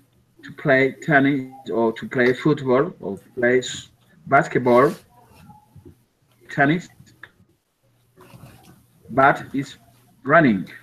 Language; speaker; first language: English; non-native, learner; Spanish